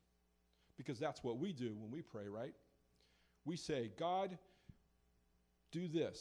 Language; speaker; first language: English; native; English